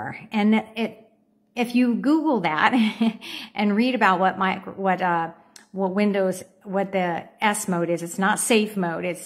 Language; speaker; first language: English; native; English